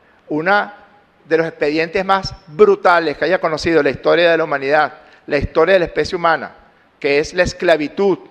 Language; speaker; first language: Spanish; native; Spanish